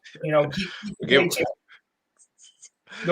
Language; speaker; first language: English; native; English